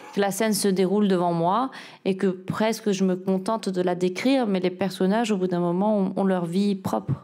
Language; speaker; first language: French; native; French